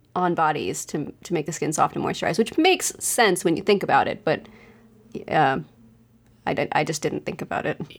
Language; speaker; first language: English; native; English